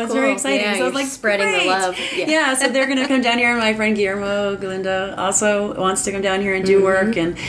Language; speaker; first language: English; native; English